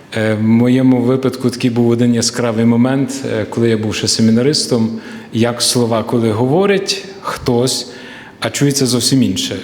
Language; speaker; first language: Ukrainian; native; Ukrainian